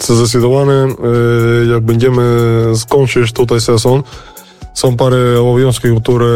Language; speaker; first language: Polish; non-native, learner; Spanish